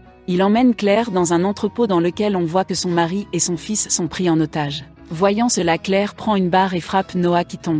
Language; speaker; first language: French; non-native, local second language; Haitian Creole